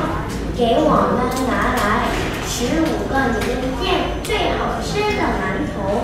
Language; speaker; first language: Chinese; non-native, learner; Korean